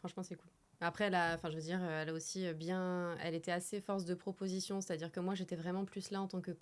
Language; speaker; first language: French; native; French